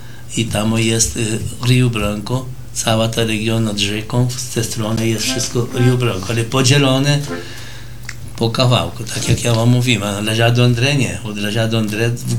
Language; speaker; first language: Polish; early bilingual, heritage; Polish